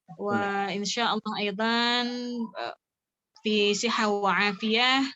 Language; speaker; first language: Arabic; non-native, learner; Indonesian